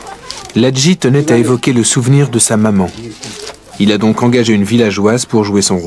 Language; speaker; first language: French; native; French